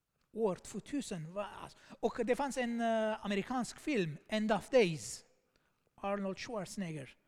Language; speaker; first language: Swedish; non-native, fluent; Armenian